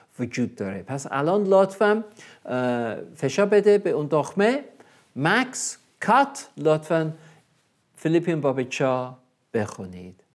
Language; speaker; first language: Persian; non-native, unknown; English